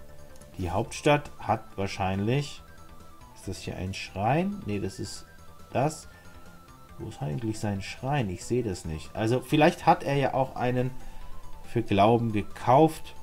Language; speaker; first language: German; native; German